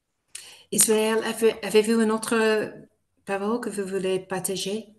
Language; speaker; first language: French; non-native, fluent; English